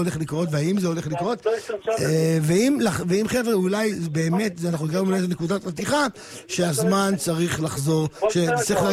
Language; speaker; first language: Hebrew; native; Hebrew